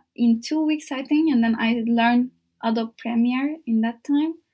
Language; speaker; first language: English; non-native, learner; Turkish